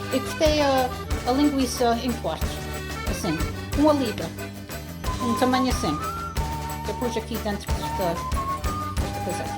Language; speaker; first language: Portuguese; early bilingual, heritage; Portuguese